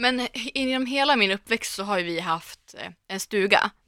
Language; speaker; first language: Swedish; native; Swedish